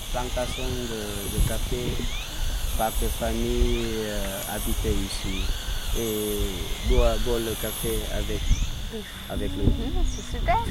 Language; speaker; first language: French; non-native, learner; Lao